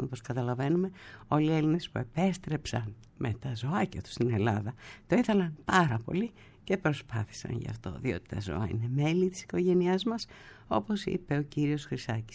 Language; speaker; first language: Greek; native; Greek